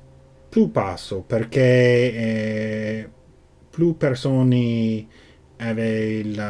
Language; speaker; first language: Italian; non-native, learner; English